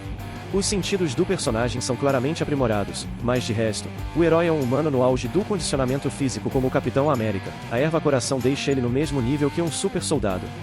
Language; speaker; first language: Portuguese; native; Portuguese